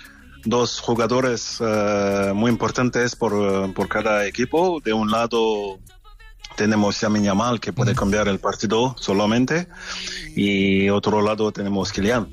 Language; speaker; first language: Spanish; non-native, learner; French